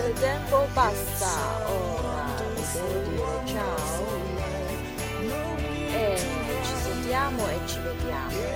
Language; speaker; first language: Italian; non-native, learner; Chinese